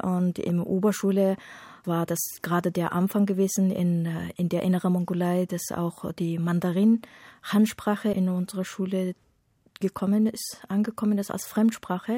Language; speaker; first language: German; non-native, fluent; Mongolian